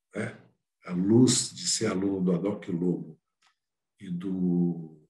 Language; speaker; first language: Portuguese; native; Portuguese